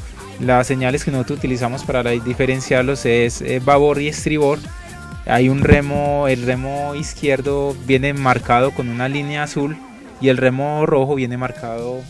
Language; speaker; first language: Spanish; native; Spanish